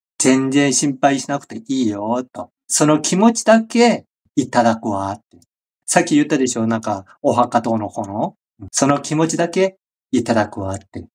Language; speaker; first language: Japanese; non-native, fluent; Korean